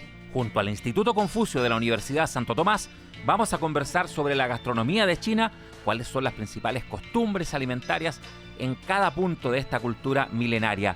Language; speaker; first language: Spanish; native; Spanish